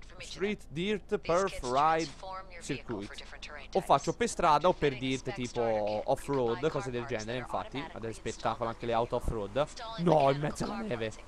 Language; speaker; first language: Italian; native; Italian